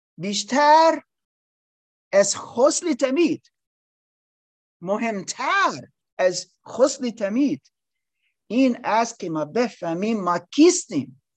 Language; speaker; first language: Persian; non-native, learner; English